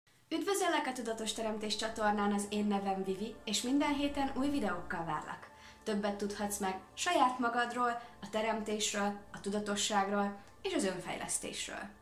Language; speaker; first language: Hungarian; native; Hungarian